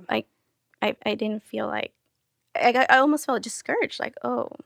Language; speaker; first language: English; early bilingual, other home language; Spanish